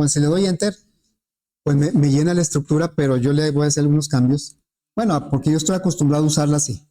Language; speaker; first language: Spanish; native; Spanish